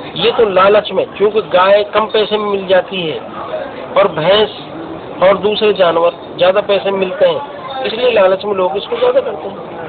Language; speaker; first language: Urdu; non-native, local second language; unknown